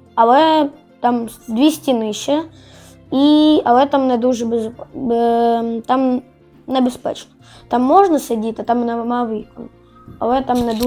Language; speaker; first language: Ukrainian; non-native, local second language; Russian